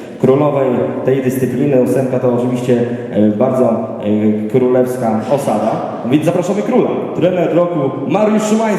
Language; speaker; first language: Polish; native; Polish